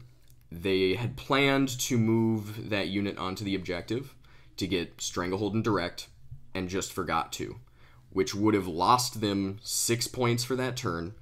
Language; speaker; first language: English; native; English